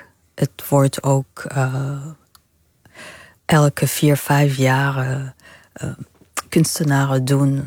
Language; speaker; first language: Dutch; non-native, fluent; Arabic